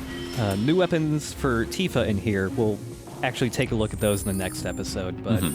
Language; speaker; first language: English; native; English